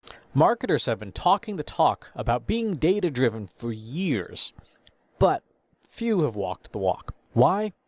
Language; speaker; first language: English; native; English